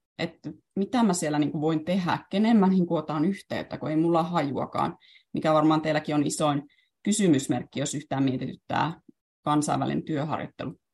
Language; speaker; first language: Finnish; native; Finnish